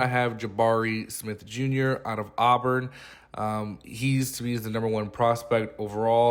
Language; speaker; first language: English; native; English